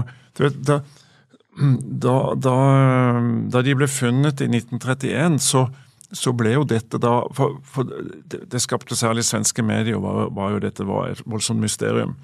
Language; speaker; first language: Norwegian; native; Norwegian